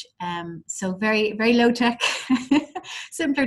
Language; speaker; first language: English; native; English